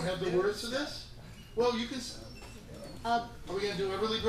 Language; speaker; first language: English; native; English